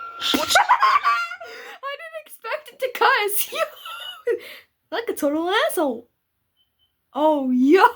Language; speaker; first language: English; native; English